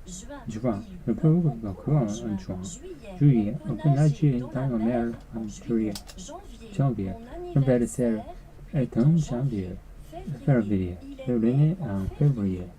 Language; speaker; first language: French; non-native, learner; Japanese